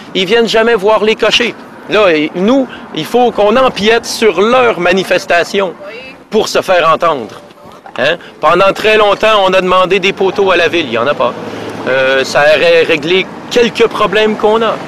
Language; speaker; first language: French; native; French